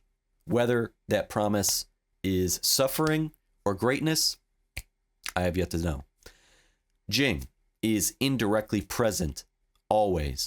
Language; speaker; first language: English; native; English